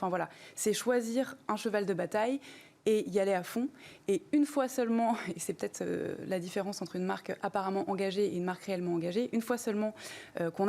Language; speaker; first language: French; native; French